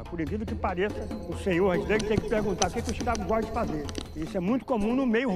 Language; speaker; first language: Portuguese; native; Portuguese